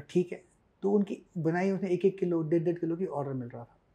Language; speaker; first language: Hindi; non-native, local second language; Sindhi